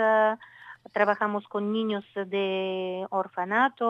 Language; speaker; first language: Spanish; non-native, learner; Bulgarian